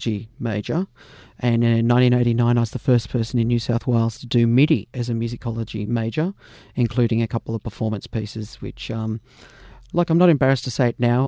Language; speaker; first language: English; native; English